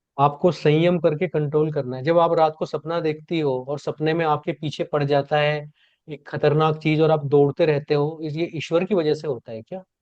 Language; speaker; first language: Hindi; native; Hindi